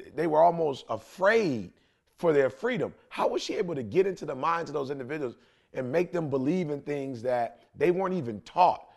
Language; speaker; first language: English; native; English